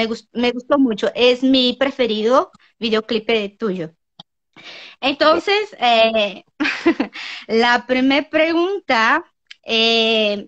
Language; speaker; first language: Spanish; non-native, learner; Portuguese